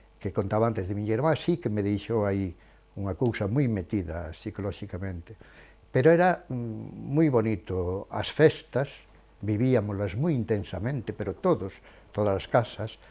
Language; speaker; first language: Galician; native; Galician